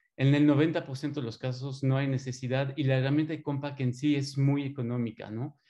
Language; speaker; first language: Spanish; non-native, fluent; French